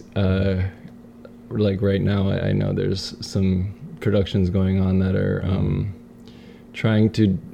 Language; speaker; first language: English; native; English